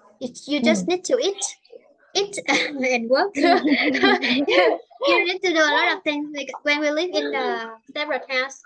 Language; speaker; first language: English; non-native, fluent; Vietnamese